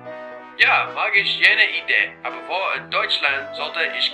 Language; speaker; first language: German; non-native, learner; English